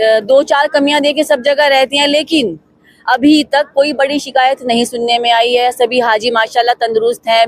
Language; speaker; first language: Hindi; native; Hindi